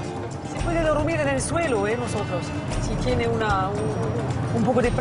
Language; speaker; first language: Spanish; non-native, learner; French